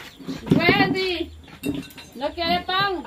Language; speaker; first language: Spanish; native; Spanish